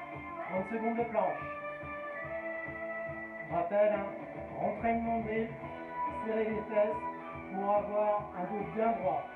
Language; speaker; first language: French; native; French